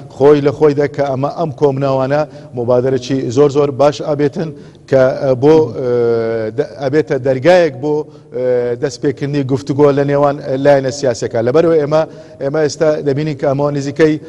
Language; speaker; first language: Central Kurdish; non-native, local second language; Azerbaijani